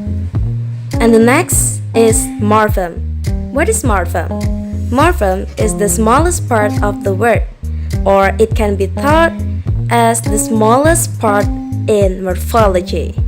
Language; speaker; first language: English; non-native, learner; Indonesian